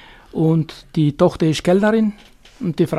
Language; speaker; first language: German; non-native, fluent; Albanian